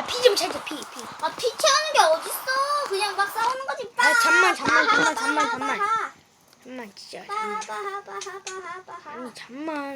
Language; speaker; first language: Korean; native; Korean